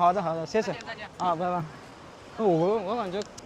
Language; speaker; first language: Chinese; non-native, learner; Amharic